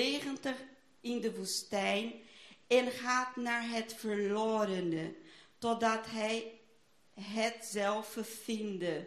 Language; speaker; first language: Dutch; non-native, fluent; Portuguese